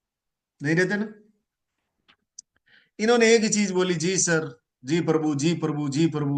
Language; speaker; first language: Hindi; native; Hindi